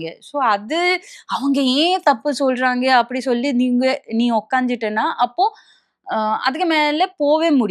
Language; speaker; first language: Tamil; non-native, local second language; Bangla